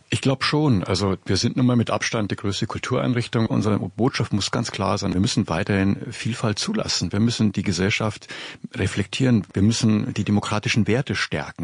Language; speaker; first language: German; native; German